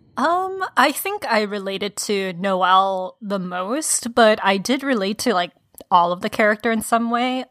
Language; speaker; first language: English; early bilingual, other home language; Korean